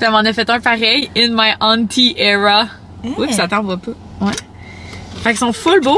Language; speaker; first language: French; native; French